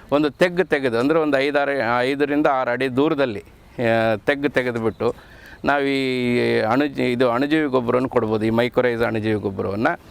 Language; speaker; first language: Kannada; native; Kannada